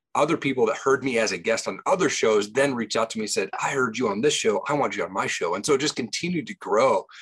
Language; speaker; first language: English; native; English